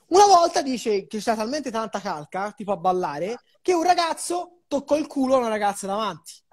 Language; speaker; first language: Italian; native; Italian